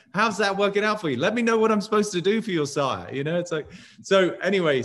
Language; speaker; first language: English; native; English